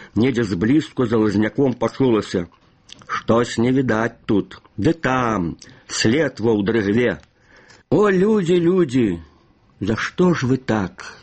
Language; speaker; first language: Belarusian; native; Belarusian